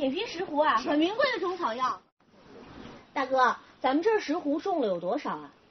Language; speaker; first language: Chinese; native; Chinese